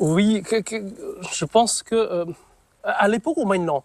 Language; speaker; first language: French; non-native, fluent; Vietnamese